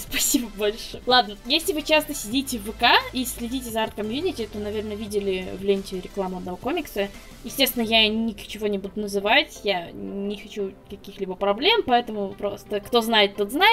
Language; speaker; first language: Russian; native; Russian